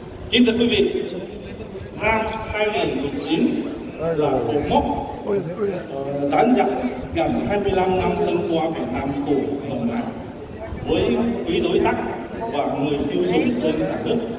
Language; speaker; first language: Vietnamese; non-native, fluent; Chinese